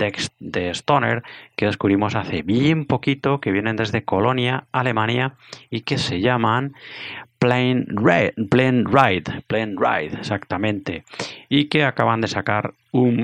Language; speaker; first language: Spanish; native; Spanish